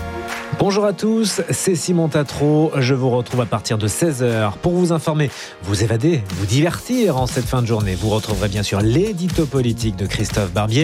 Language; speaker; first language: French; native; French